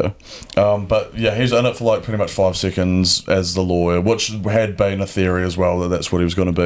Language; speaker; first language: English; native; English